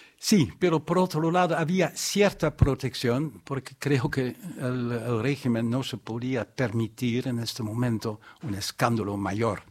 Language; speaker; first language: Spanish; non-native, fluent; Dutch